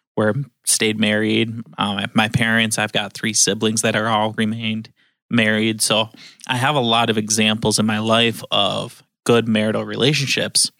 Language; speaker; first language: English; native; English